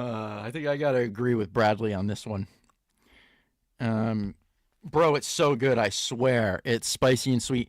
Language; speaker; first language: English; native; English